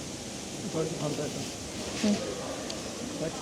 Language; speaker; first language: Swedish; native; Swedish